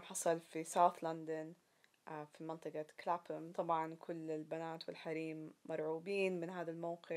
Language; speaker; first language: Arabic; native; Arabic